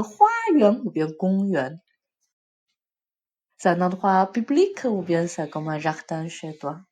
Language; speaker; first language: French; non-native, fluent; Chinese